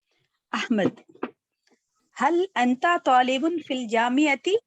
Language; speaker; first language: Arabic; non-native, learner; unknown